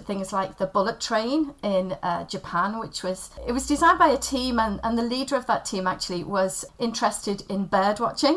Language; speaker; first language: English; native; English